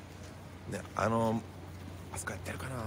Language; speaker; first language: Japanese; native; Japanese